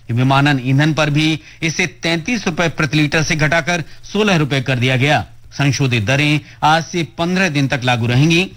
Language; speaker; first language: Hindi; native; Hindi